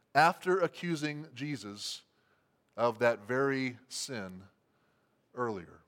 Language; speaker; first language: English; native; English